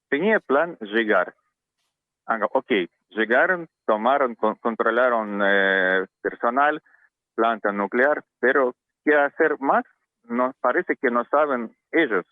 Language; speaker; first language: Spanish; non-native, learner; Russian